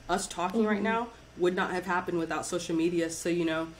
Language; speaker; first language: English; native; English